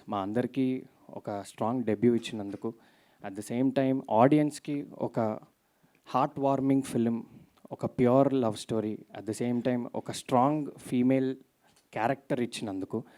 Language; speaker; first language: Telugu; native; Telugu